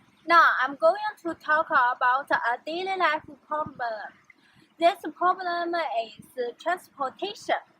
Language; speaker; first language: English; non-native, learner; Chinese